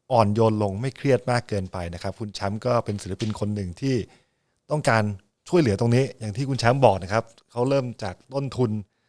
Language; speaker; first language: Thai; native; Thai